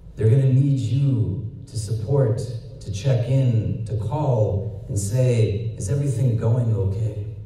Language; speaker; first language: English; native; English